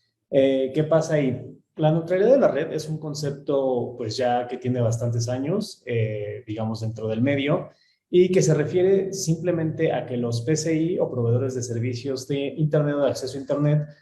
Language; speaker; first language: Spanish; native; Spanish